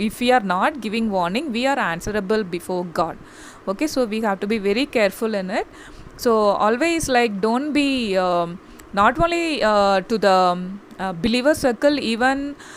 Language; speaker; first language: English; non-native, local second language; Tamil